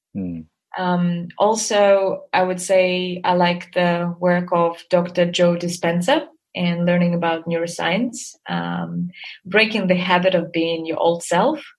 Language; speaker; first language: English; non-native, fluent; Russian